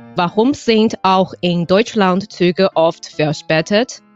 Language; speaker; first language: German; non-native, learner; Chinese